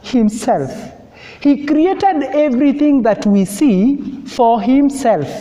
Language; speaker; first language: English; non-native, local second language; Swahili